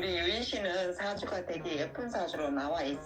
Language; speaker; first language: Korean; native; Korean